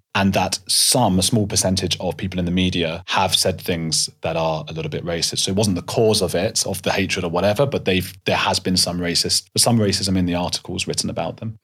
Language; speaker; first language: English; native; English